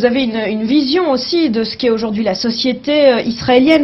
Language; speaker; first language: French; native; French